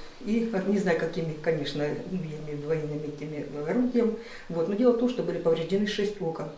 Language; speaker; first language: Russian; native; Russian